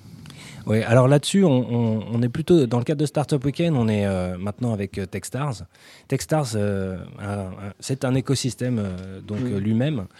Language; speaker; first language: French; native; French